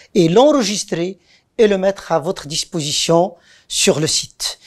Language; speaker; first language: French; non-native, local second language; Arabic